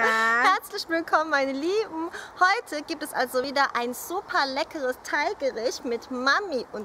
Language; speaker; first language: German; native; German